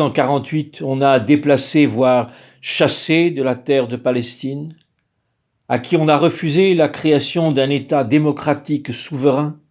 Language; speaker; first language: French; native; French